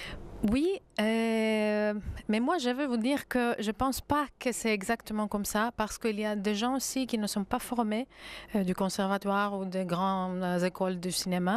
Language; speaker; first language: French; non-native, fluent; Greek